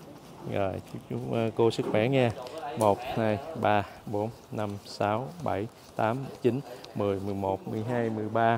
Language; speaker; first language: Vietnamese; native; Vietnamese